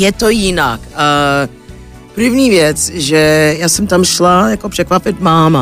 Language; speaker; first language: Czech; non-native, fluent; English